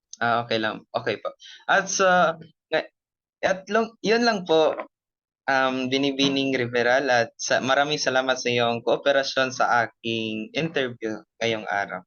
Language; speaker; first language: Filipino; non-native, local second language; Cebuano